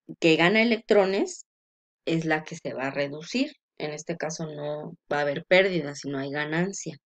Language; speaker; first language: Spanish; native; Spanish